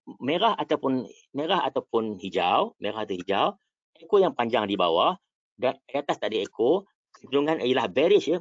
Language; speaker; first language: Malay; native; Malay